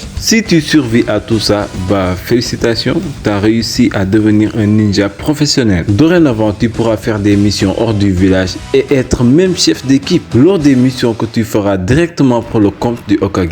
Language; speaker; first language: French; native; French